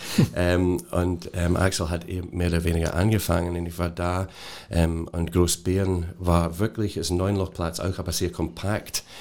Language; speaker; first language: German; non-native, fluent; English